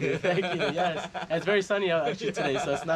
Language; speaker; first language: English; native; English